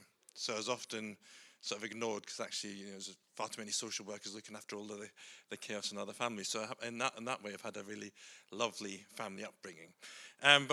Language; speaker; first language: English; native; English